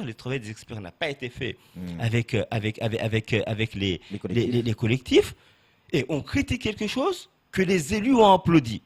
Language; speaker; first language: French; native; French